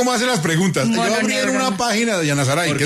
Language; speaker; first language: Spanish; native; Spanish